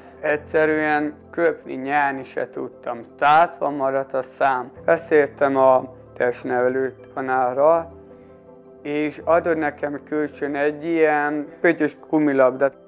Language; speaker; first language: Hungarian; native; Hungarian